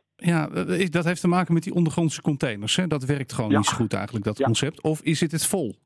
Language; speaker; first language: Dutch; native; Dutch